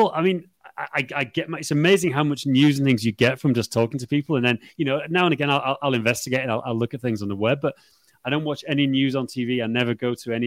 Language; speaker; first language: English; native; English